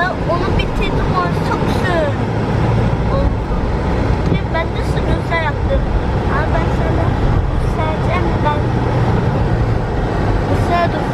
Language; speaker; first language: Turkish; early bilingual, heritage; Turkish